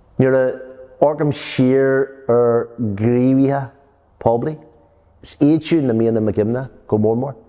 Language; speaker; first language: Irish; non-native, local second language; English